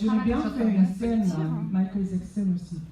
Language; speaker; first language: French; non-native, fluent; Korean